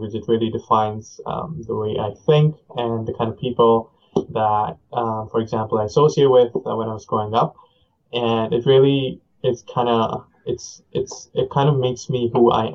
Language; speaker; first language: English; non-native, local second language; Punjabi